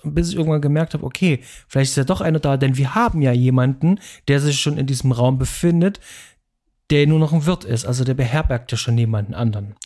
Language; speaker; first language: German; native; German